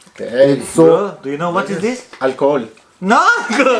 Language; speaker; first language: English; non-native, learner; Turkish